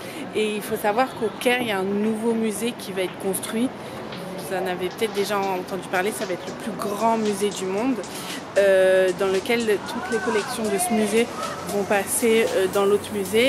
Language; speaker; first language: French; native; French